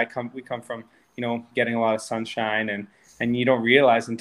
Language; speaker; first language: English; native; English